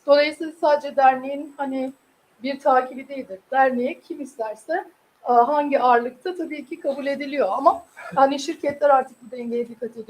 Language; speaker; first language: Turkish; native; Turkish